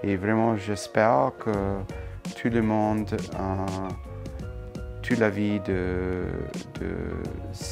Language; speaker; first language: French; non-native, fluent; English